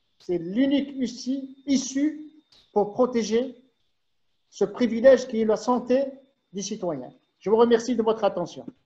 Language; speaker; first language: French; non-native, local second language; Arabic